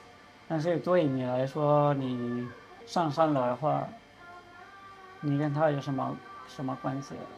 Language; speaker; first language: Chinese; non-native, learner; Spanish